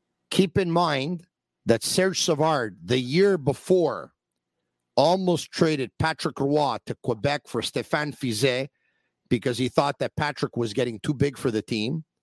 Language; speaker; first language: English; early bilingual, other home language; Italian